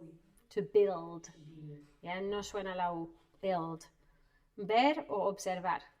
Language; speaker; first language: Spanish; non-native, fluent; English